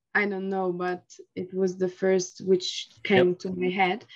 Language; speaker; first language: English; non-native, fluent; Polish